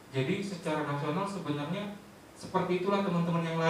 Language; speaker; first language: Indonesian; native; Indonesian